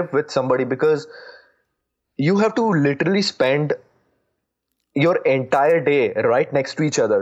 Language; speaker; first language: English; non-native, local second language; Gujarati